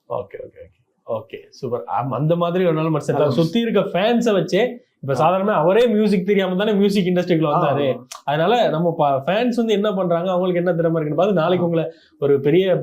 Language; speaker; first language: Tamil; native; Tamil